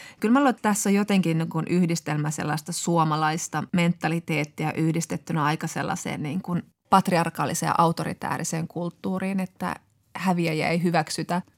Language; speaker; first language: Finnish; native; Finnish